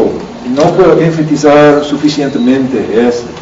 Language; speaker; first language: Spanish; non-native, learner; English